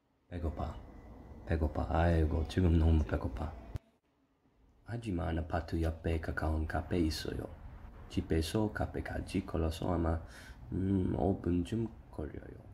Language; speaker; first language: Korean; non-native, learner; English